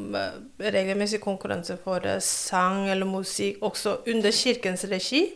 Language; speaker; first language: Norwegian; non-native, fluent; Korean